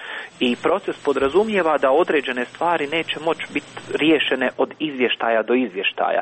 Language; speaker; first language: Croatian; native; Croatian